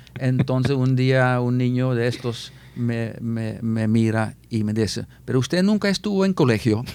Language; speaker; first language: Spanish; non-native, fluent; Dutch